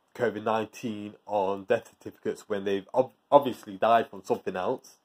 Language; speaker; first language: English; native; English